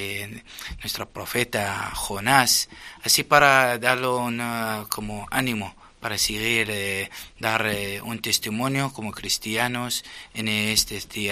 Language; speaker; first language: Spanish; non-native, fluent; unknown